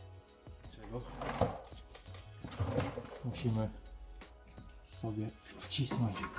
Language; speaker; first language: Polish; native; Polish